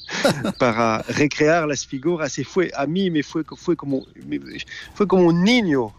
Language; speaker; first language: Spanish; non-native, learner; French